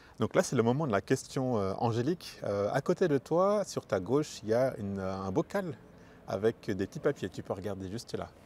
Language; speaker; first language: French; native; French